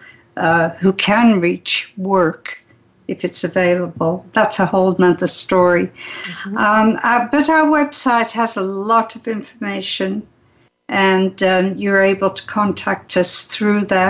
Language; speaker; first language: English; native; English